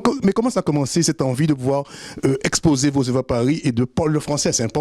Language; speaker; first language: French; native; French